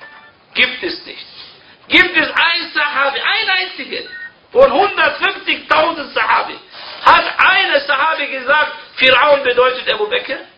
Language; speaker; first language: German; non-native, fluent; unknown